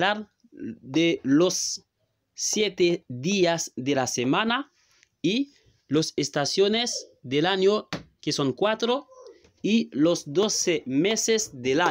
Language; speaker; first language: Spanish; non-native, learner; Haitian Creole